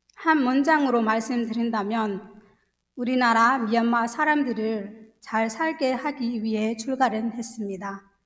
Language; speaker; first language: Korean; non-native, fluent; Burmese